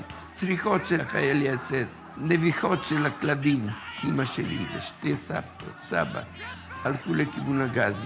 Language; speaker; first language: Hebrew; non-native, fluent; Italian